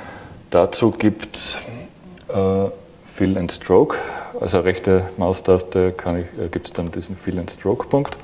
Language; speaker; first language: German; native; German